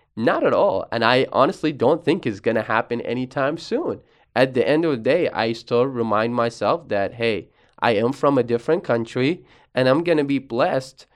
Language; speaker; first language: English; early bilingual, other home language; Arabic